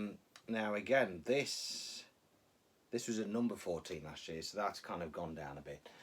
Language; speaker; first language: English; native; English